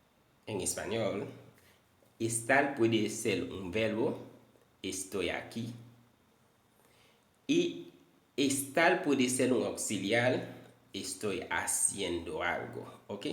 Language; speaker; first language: Spanish; non-native, fluent; Haitian Creole